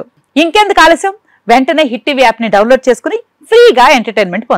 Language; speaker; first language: Telugu; native; Telugu